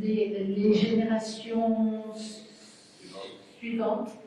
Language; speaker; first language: French; non-native, fluent; Spanish